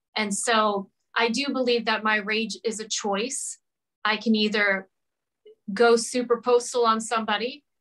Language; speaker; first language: English; native; English